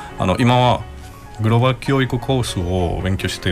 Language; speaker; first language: Japanese; non-native, learner; Spanish